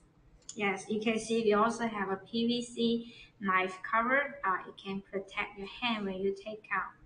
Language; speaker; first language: English; non-native, learner; Chinese